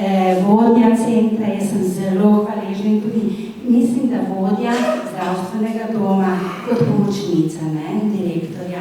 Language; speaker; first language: Slovenian; native; Slovenian